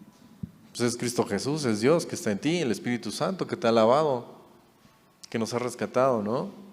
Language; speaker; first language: Spanish; native; Spanish